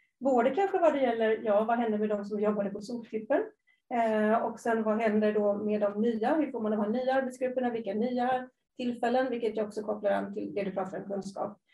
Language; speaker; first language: Swedish; native; Swedish